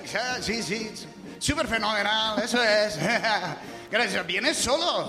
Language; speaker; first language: Spanish; non-native, fluent; English